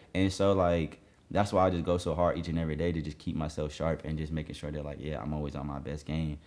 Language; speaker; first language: English; native; English